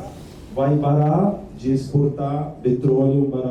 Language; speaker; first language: Portuguese; non-native, learner; Turkish